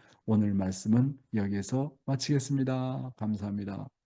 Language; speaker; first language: Korean; native; Korean